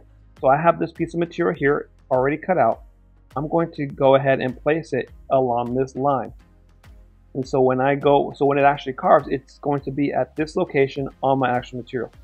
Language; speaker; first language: English; native; English